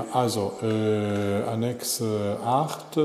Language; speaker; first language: German; non-native, learner; Italian